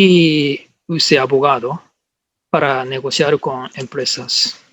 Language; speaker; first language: Spanish; non-native, learner; Japanese